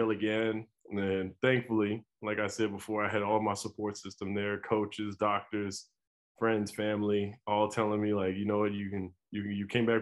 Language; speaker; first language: English; native; English